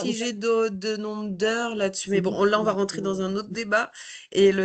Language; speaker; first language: French; native; French